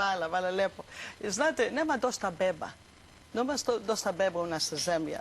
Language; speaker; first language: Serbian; non-native, learner; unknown